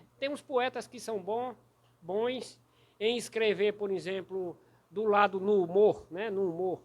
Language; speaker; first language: Portuguese; native; Portuguese